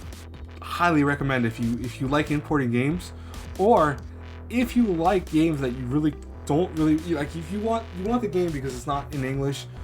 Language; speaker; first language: English; native; English